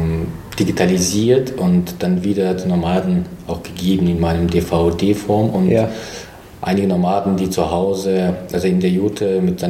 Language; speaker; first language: German; non-native, fluent; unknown